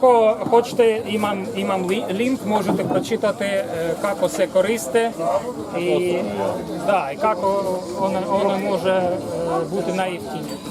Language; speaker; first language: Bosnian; non-native, learner; Ukrainian